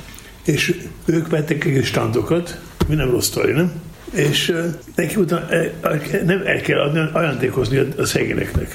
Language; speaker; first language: Hungarian; non-native, learner; German